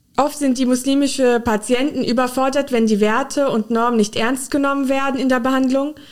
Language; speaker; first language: German; early bilingual, other home language; Urdu